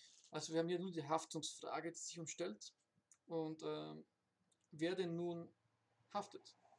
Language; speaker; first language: German; native; German